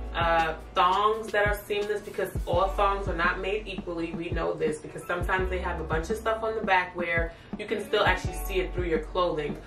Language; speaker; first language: English; native; English